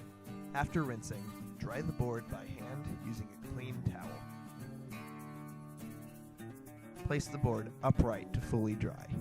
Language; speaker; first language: English; native; English